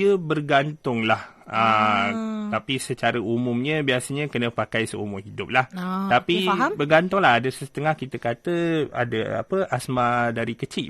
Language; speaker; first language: Malay; native; Malay